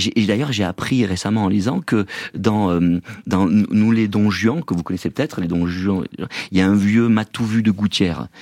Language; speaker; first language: French; native; French